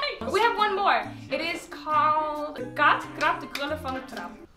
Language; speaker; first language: English; non-native, fluent; Dutch